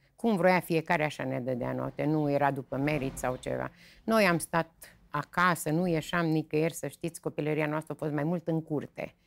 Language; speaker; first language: Romanian; native; Romanian